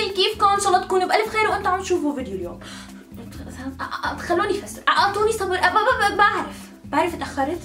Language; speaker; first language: Arabic; native; Arabic